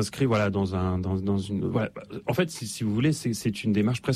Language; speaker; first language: French; native; French